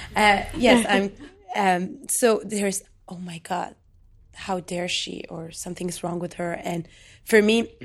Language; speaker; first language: English; non-native, fluent; Arabic